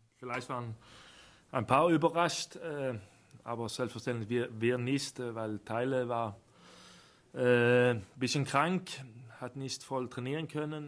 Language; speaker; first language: German; non-native, fluent; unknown